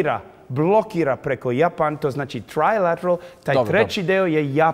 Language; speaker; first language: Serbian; early bilingual, heritage; English